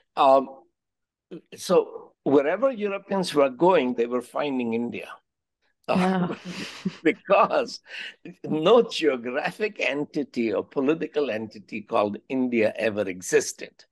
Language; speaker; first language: English; non-native, local second language; Hindi